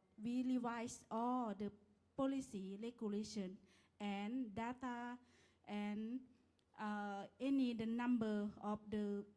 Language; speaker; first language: English; non-native, learner; Lao